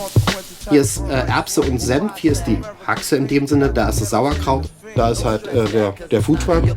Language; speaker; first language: German; native; German